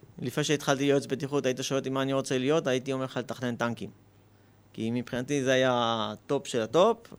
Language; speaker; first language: Hebrew; early bilingual, other home language; Russian